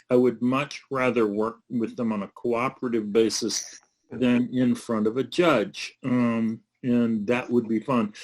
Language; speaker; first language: English; native; English